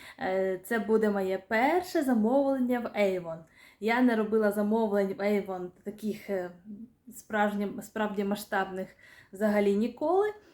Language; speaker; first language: Ukrainian; non-native, local second language; Russian